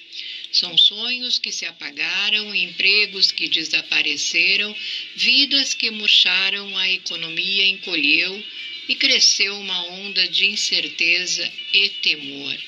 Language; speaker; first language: Portuguese; native; Portuguese